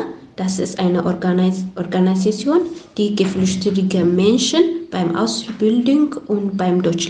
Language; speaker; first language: German; non-native, learner; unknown